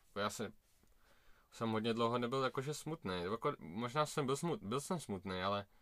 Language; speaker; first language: Czech; early bilingual, other home language; Russian